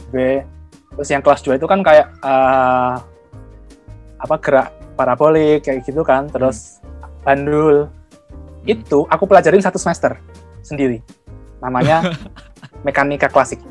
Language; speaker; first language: Indonesian; native; Indonesian